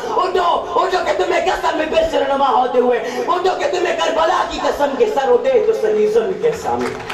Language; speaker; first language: Urdu; non-native, local second language; Pashto